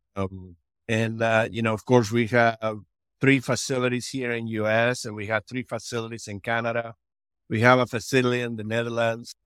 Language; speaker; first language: English; non-native, fluent; Spanish